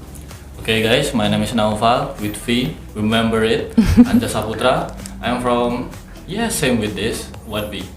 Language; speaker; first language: English; non-native, learner; Indonesian